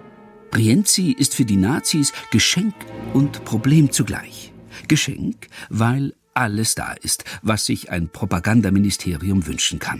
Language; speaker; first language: German; native; German